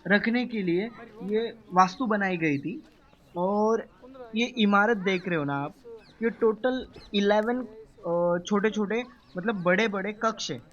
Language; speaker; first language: Hindi; non-native, local second language; Marathi